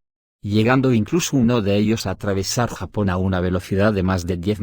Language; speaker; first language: Spanish; native; Spanish